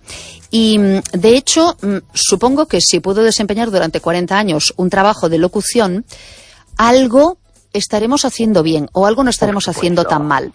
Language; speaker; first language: Spanish; native; Spanish